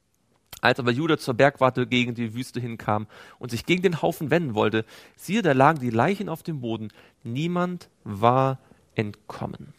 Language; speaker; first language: German; native; German